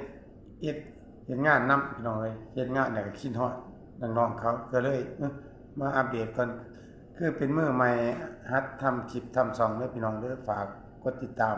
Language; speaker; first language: Thai; non-native, local second language; Northeastern Thai